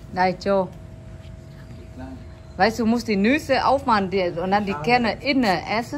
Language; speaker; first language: German; non-native, learner; Vietnamese